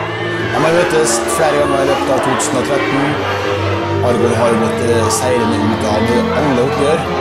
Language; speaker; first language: Norwegian; native; Norwegian